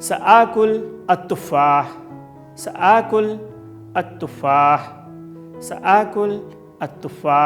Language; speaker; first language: Arabic; non-native, fluent; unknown